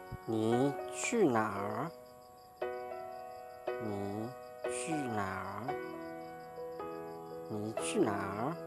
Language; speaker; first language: Chinese; non-native, fluent; Hmong